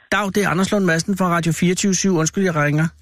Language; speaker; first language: Danish; native; Danish